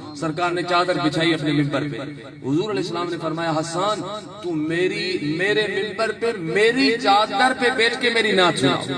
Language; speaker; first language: Urdu; non-native, local second language; Sindhi